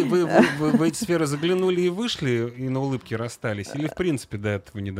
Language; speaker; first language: Russian; native; Russian